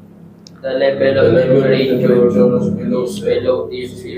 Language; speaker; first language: English; non-native, local second language; Filipino